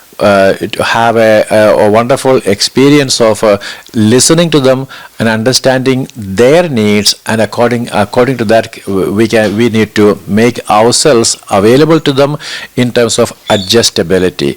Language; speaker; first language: English; non-native, local second language; Malayalam